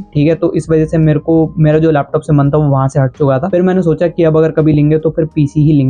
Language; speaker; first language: Hindi; native; Hindi